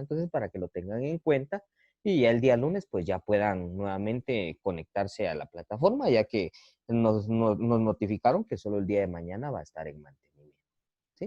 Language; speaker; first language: Spanish; native; Spanish